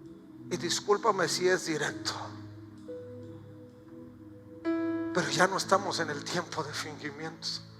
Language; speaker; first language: Spanish; native; Spanish